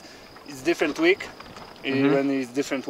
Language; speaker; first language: English; non-native, learner; Polish